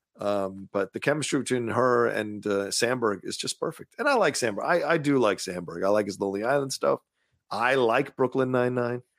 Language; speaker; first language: English; early bilingual, other home language; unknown